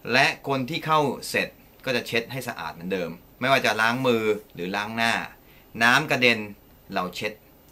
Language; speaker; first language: Thai; non-native, fluent; Japanese